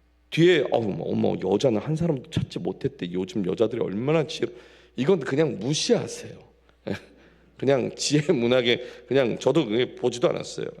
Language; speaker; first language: Korean; native; Korean